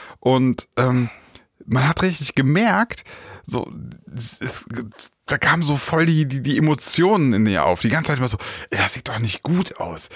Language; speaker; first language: German; native; German